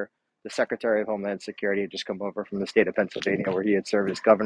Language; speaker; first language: English; native; English